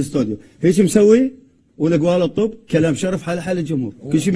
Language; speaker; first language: Arabic; native; Arabic